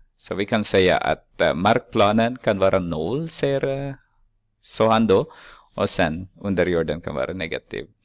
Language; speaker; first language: Swedish; non-native, fluent; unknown